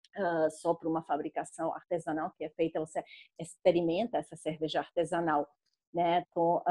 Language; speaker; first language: Portuguese; non-native, fluent; Czech